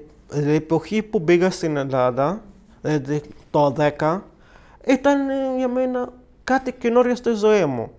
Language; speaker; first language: Greek; early bilingual, other home language; Arabic